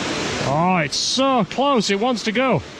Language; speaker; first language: English; native; English